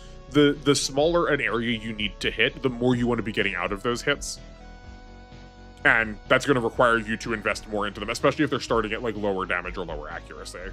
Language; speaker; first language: English; native; English